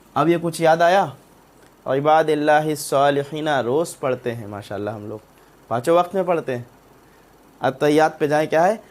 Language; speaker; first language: Urdu; native; Urdu